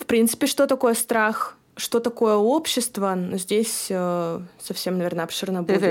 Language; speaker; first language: Russian; native; Russian